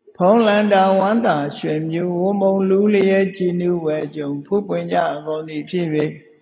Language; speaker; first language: Burmese; native; Burmese